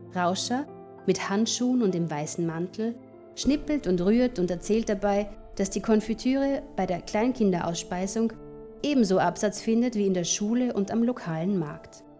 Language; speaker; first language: German; native; German